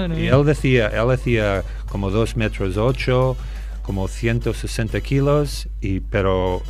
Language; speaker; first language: Spanish; non-native, fluent; English